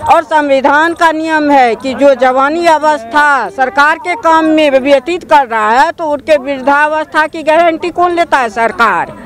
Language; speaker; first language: Hindi; native; Hindi